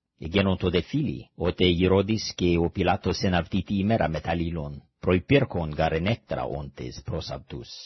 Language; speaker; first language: Greek; non-native, fluent; English